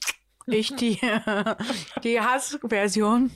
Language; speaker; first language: German; native; German